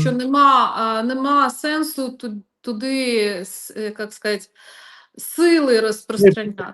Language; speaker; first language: Ukrainian; non-native, local second language; Russian